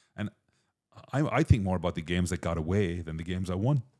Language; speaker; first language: English; native; English